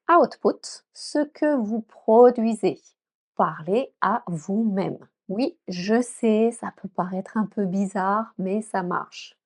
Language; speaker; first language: French; native; French